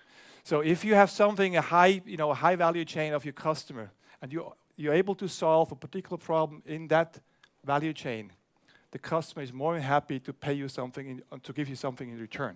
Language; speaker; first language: English; non-native, fluent; German